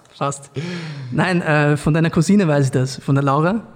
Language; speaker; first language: German; native; German